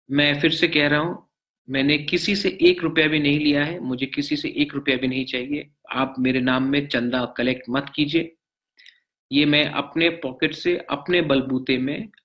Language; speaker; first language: Hindi; non-native, local second language; Bangla